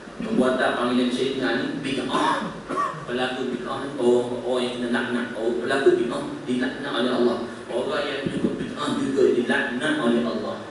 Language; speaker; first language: Malay; native; Malay